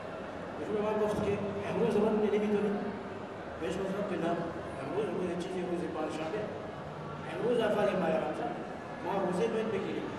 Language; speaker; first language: Persian; non-native, learner; Malagasy